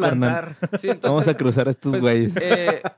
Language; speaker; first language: Spanish; native; Spanish